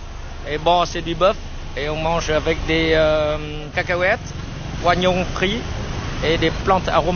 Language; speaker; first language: French; non-native, fluent; Vietnamese